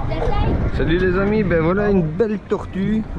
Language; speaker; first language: French; native; French